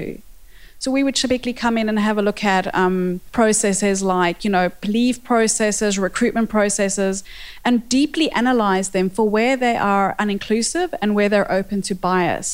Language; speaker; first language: English; native; English